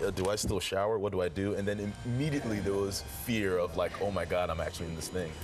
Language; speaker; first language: English; non-native, local second language; Yoruba